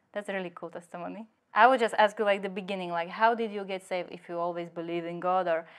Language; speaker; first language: English; non-native, fluent; Slovak